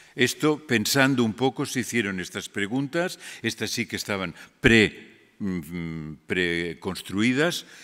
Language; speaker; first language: Spanish; non-native, local second language; Catalan